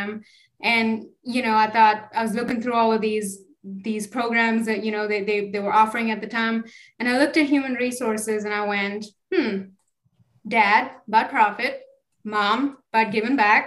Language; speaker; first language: English; non-native, local second language; Kannada